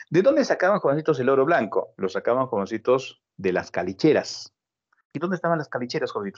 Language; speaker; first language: Spanish; native; Spanish